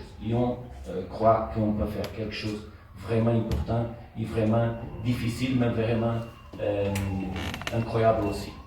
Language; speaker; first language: French; non-native, learner; Portuguese